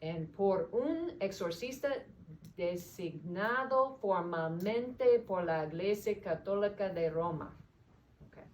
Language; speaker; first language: Spanish; non-native, learner; English